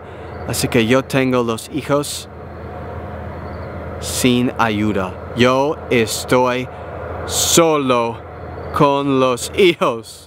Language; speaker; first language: Spanish; non-native, learner; English